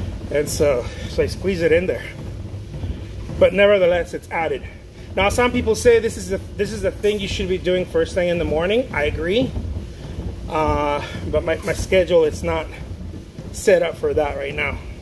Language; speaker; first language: English; non-native, fluent; Spanish